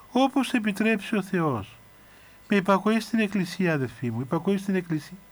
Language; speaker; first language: Greek; native; Greek